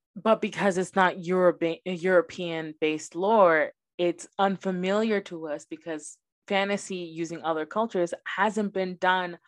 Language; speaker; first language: English; early bilingual, other home language; Spanish